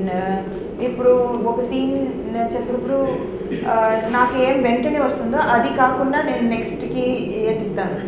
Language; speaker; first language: Telugu; non-native, local second language; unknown